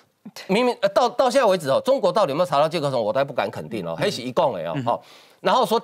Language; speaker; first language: Chinese; native; Chinese